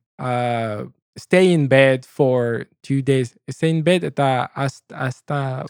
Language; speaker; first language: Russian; non-native, learner; English